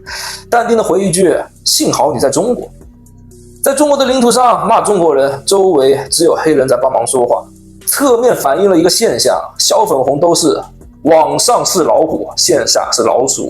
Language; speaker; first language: Chinese; native; Chinese